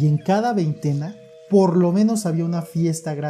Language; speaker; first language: Spanish; native; Spanish